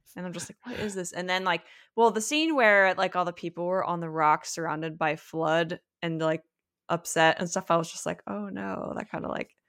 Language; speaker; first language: English; early bilingual, other home language; Italian